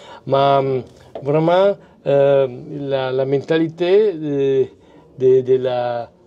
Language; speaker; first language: French; non-native, fluent; Italian